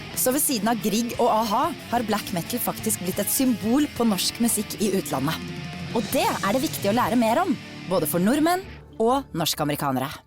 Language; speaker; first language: Norwegian; native; Norwegian